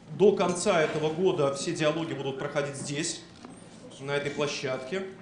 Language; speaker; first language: Russian; native; Russian